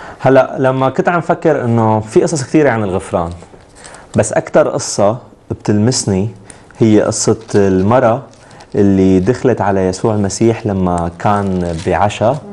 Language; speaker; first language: Arabic; native; Arabic